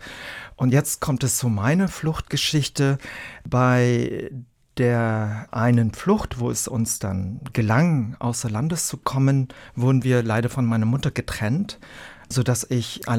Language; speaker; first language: German; early bilingual, other home language; Vietnamese